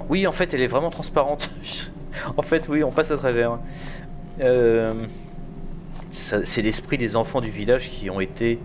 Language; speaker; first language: French; native; French